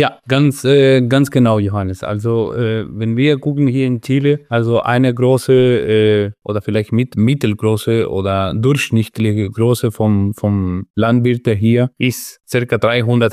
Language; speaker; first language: German; non-native, fluent; Spanish